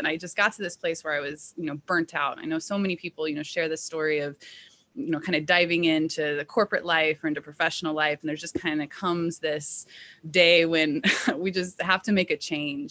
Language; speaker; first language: English; native; English